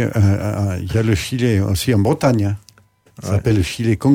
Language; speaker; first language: French; native; French